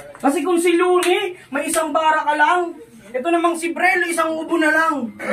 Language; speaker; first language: Filipino; native; Filipino